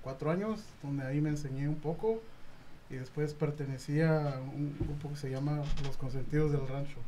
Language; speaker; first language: Spanish; native; Spanish